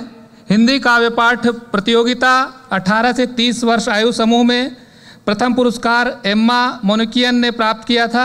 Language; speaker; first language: Hindi; native; Hindi